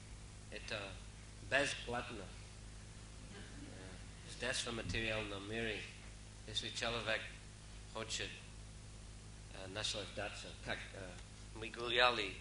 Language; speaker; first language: Russian; non-native, fluent; English